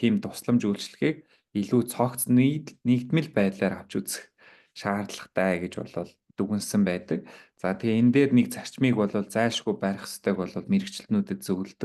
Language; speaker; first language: Mongolian; native; Mongolian